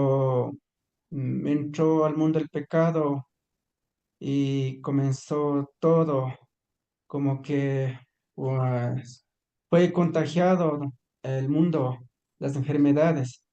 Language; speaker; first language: Spanish; non-native, local second language; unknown